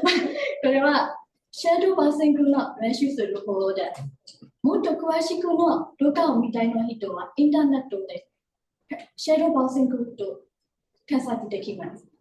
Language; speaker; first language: Japanese; non-native, learner; Burmese